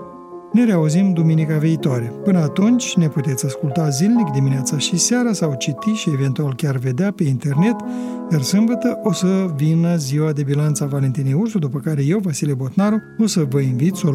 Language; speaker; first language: Romanian; native; Romanian